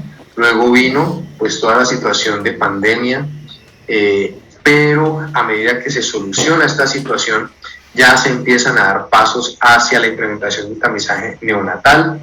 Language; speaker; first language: Spanish; native; Spanish